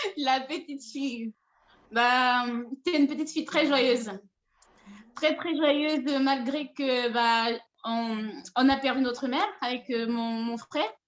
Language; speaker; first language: French; non-native, local second language; Dyula